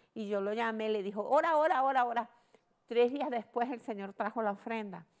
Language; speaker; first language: Spanish; early bilingual, heritage; Spanish